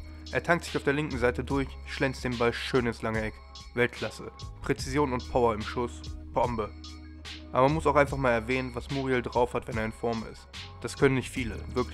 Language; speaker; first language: German; native; German